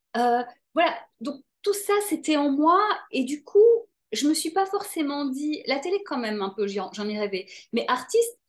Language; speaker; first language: French; native; French